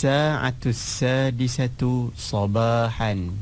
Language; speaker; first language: Arabic; non-native, fluent; Indonesian